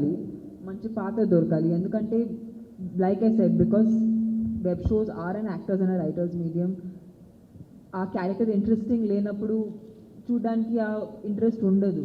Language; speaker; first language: Telugu; non-native, local second language; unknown